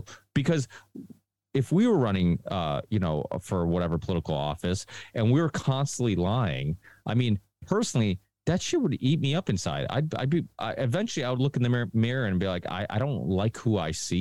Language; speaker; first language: English; early bilingual, other home language; Portuguese